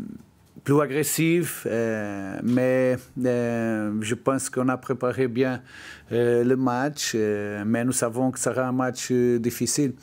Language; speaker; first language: French; non-native, learner; Portuguese